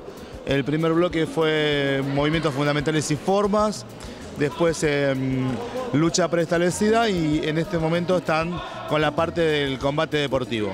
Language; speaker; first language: Spanish; native; Spanish